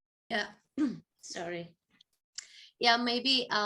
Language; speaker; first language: English; non-native, fluent; Indonesian